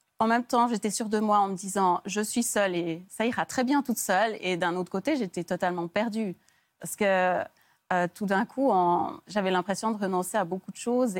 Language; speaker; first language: French; native; French